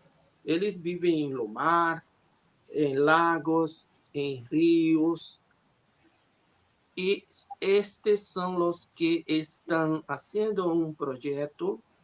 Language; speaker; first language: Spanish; non-native, learner; Portuguese